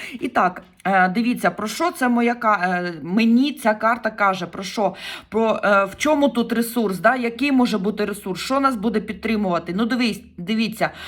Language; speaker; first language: Ukrainian; non-native, local second language; Russian